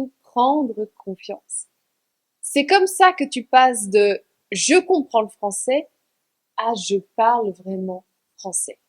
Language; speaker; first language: French; native; French